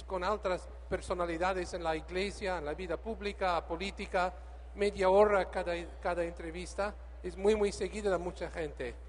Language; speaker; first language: Spanish; non-native, learner; English